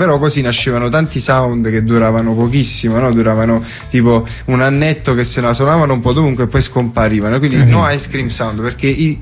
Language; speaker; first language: Italian; native; Italian